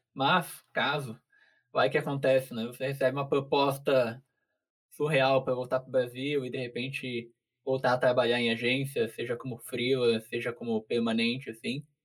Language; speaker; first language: Portuguese; native; Portuguese